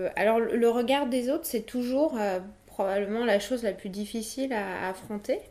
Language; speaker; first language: French; early bilingual, other home language; Polish